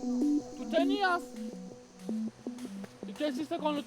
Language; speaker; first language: Spanish; non-native, learner; Persian